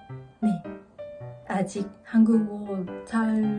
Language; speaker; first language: Korean; non-native, learner; Japanese